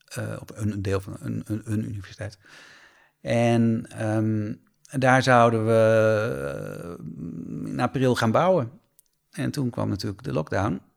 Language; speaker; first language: Dutch; native; Dutch